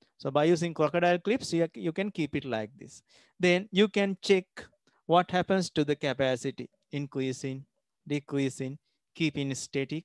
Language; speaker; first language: English; non-native, local second language; Sinhala